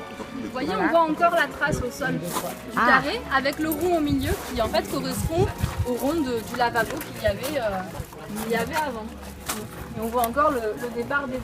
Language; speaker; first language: French; native; French